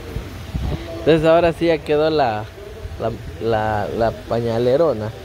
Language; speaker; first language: Spanish; native; Spanish